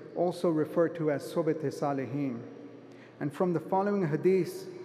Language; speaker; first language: English; native; English